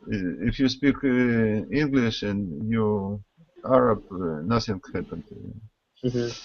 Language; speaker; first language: English; non-native, learner; Russian